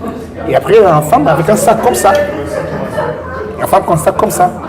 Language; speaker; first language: French; non-native, learner; Portuguese